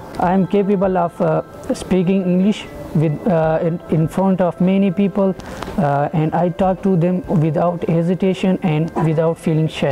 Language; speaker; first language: English; non-native, learner; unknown